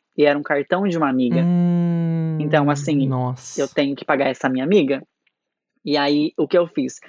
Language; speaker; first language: Portuguese; native; Portuguese